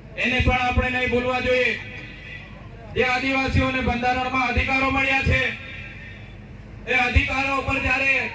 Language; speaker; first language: Gujarati; non-native, local second language; Vasavi